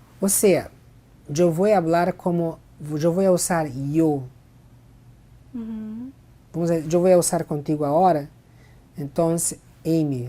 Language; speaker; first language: Spanish; non-native, fluent; Portuguese